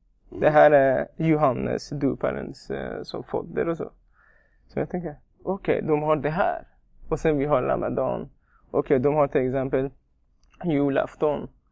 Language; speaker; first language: Swedish; non-native, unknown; Persian